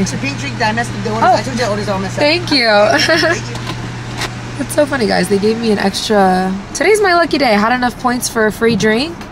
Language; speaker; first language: English; native; English